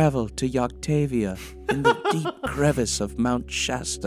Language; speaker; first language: English; native; English